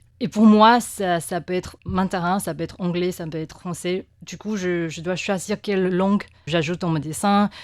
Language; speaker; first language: French; non-native, fluent; Chinese